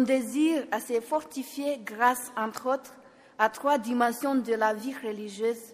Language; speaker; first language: French; non-native, local second language; Malagasy